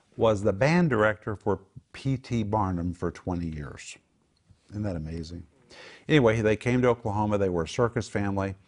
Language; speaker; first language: English; native; English